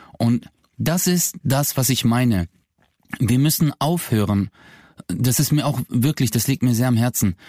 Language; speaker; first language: German; early bilingual, other home language; Turkish